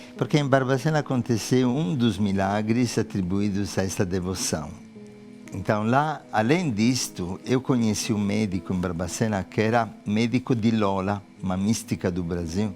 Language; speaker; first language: Portuguese; non-native, fluent; Italian